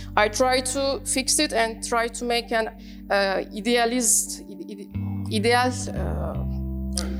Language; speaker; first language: English; non-native, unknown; Turkish